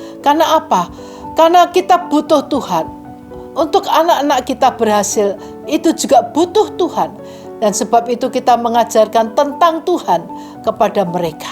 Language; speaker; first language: Indonesian; native; Indonesian